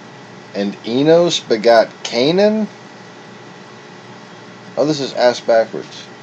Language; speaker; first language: English; native; English